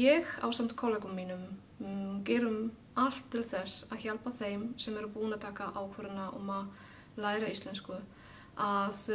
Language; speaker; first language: Icelandic; non-native, fluent; Polish